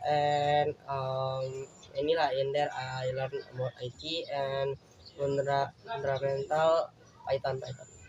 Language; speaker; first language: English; non-native, learner; Indonesian